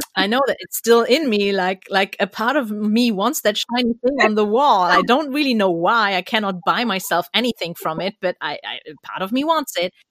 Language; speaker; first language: English; non-native, fluent; German